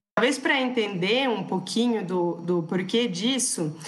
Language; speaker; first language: Portuguese; non-native, fluent; French